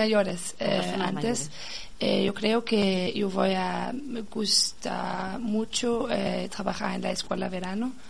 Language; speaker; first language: Spanish; non-native, learner; Danish